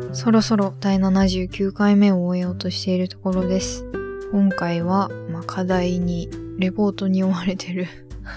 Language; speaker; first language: Japanese; native; Japanese